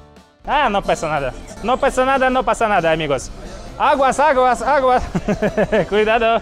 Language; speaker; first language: Spanish; non-native, fluent; Russian